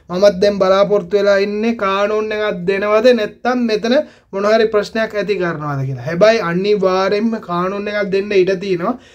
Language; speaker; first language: Sinhala; native; Sinhala